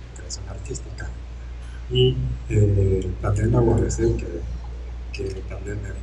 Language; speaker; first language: Spanish; non-native, fluent; Japanese